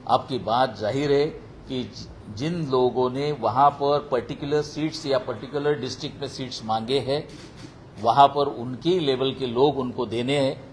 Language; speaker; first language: Hindi; non-native, local second language; Marathi